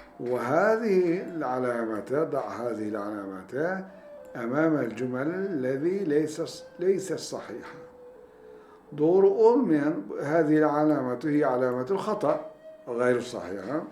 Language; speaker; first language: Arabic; non-native, fluent; Turkish